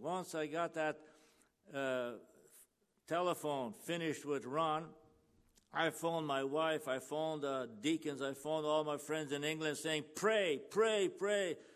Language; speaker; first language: English; early bilingual, other home language; Ukrainian